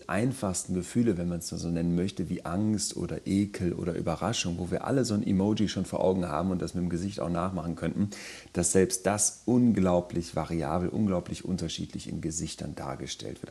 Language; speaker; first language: German; native; German